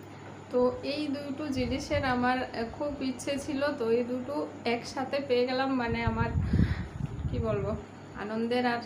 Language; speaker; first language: Bangla; native; Bangla